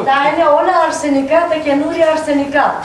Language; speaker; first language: Greek; non-native, learner; Bulgarian